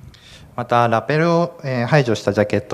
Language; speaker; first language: Japanese; native; Japanese